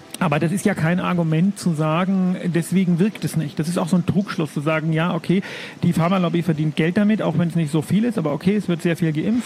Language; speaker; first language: German; native; German